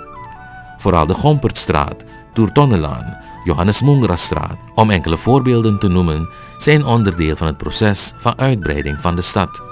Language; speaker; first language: Dutch; native; Dutch